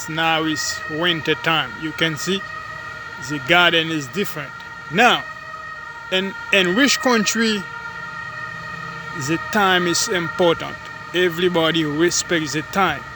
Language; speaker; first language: English; non-native, learner; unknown